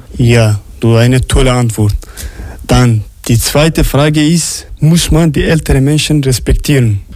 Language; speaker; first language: German; non-native, learner; Arabic